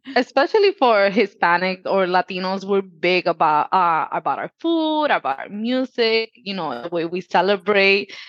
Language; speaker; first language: English; early bilingual, other home language; Spanish